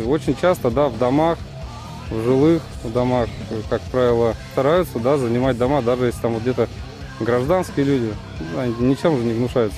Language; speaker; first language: Russian; native; Russian